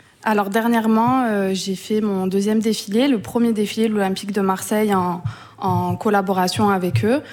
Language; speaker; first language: French; native; French